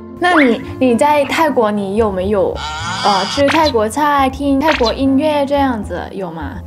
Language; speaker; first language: Chinese; non-native, fluent; Thai